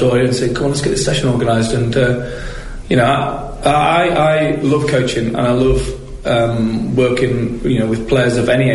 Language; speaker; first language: English; native; English